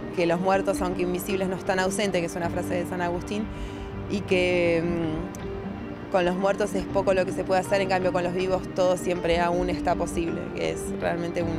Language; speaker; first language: Spanish; early bilingual, heritage; Spanish